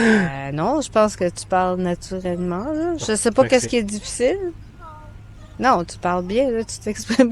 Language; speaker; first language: French; native; French